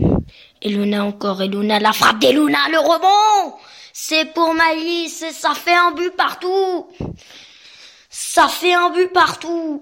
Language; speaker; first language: French; native; French